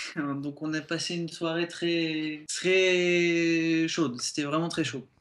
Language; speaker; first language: French; native; French